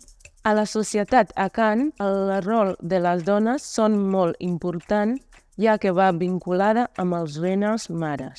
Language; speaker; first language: Catalan; non-native, learner; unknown